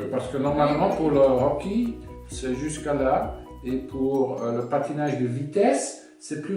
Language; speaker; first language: French; non-native, fluent; Dutch